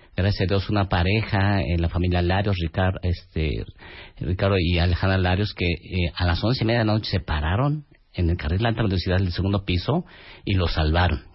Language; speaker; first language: Spanish; native; Spanish